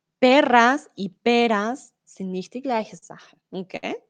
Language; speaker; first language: German; non-native, learner; Spanish